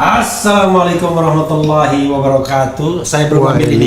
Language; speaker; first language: Indonesian; native; Indonesian